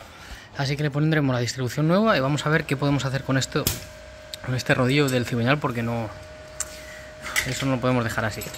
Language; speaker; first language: Spanish; native; Spanish